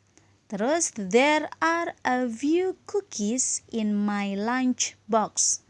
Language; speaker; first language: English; non-native, fluent; Indonesian